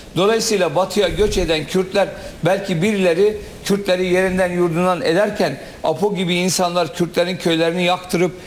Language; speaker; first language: Turkish; non-native, local second language; Kurdish